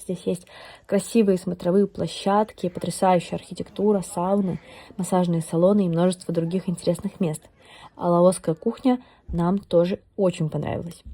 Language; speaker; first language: Russian; native; Russian